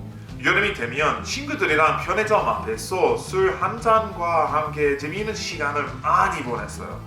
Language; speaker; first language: Korean; non-native, fluent; English